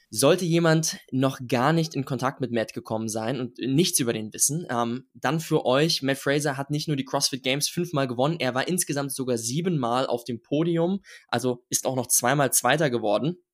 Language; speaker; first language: German; native; German